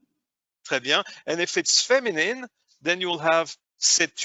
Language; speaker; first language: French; non-native, fluent; English